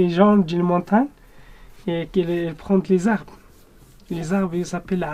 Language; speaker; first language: French; non-native, local second language; Arabic